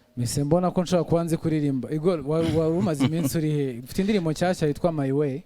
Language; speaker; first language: Kinyarwanda; native; Kinyarwanda